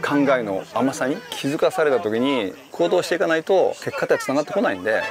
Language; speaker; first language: Japanese; native; Japanese